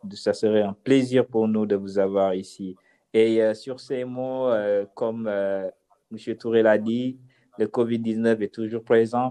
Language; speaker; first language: French; non-native, local second language; Wolof